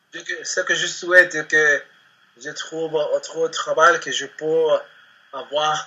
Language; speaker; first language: French; non-native, learner; Spanish